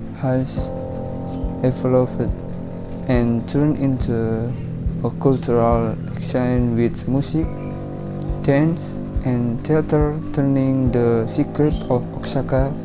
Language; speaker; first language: English; non-native, learner; Indonesian